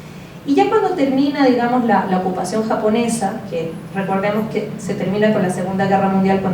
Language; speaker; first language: Spanish; native; Spanish